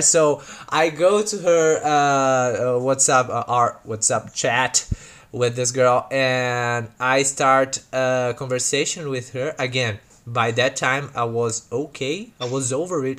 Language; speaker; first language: English; non-native, fluent; Portuguese